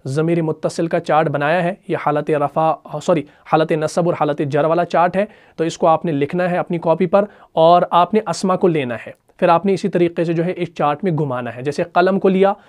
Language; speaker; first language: Urdu; non-native, local second language; Punjabi